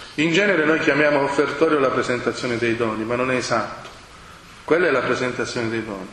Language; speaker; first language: Italian; non-native, fluent; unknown